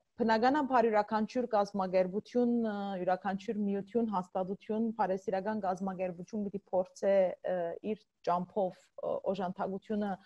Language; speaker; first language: Armenian; early bilingual, heritage; Armenian